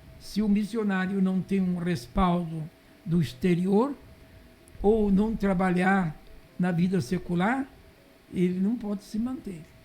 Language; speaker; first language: Portuguese; early bilingual, other home language; Italian